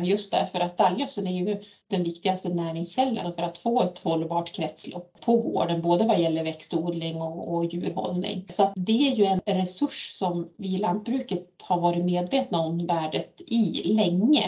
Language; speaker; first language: Swedish; native; Swedish